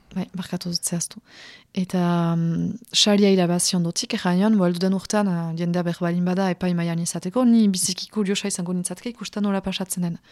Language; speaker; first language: Basque; native; Basque